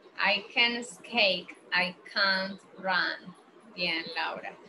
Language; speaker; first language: English; non-native, fluent; Spanish